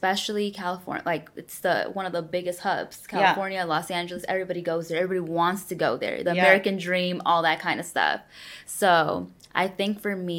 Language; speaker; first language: English; early bilingual, other home language; Spanish